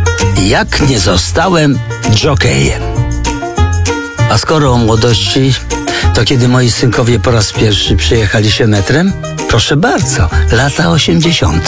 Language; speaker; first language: Polish; native; Polish